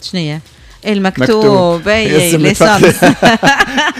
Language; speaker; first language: Arabic; native; Arabic